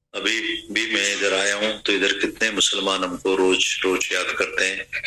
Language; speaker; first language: Hindi; non-native, local second language; Sindhi